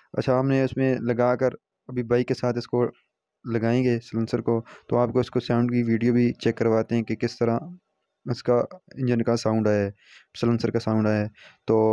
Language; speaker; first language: Urdu; non-native, local second language; Northern Hindko